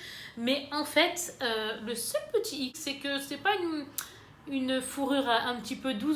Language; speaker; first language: French; native; French